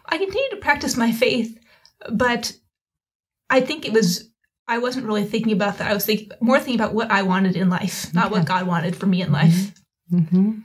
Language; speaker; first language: English; native; English